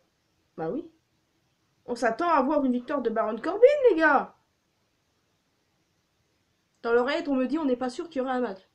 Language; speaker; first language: French; native; French